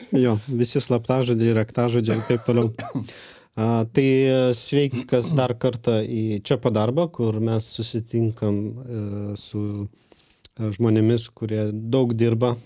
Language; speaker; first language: Lithuanian; non-native, local second language; Russian